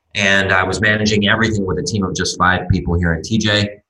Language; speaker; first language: English; native; English